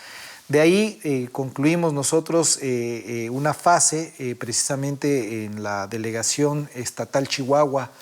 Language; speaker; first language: Spanish; native; Spanish